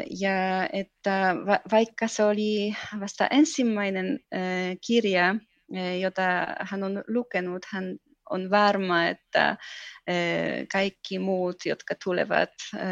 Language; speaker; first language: Finnish; non-native, fluent; Polish